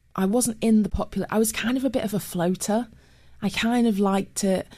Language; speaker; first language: English; native; English